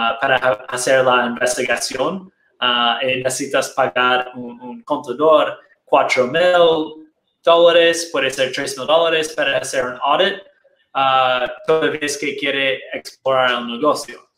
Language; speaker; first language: Spanish; non-native, fluent; Portuguese